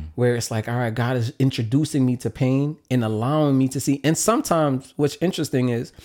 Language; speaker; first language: English; native; English